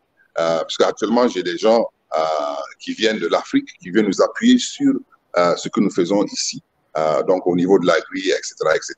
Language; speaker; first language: French; non-native, local second language; Mossi